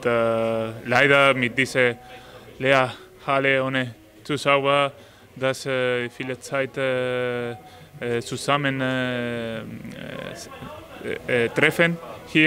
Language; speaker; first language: German; non-native, learner; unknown